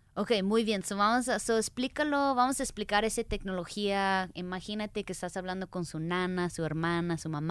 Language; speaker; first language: Spanish; early bilingual, heritage; English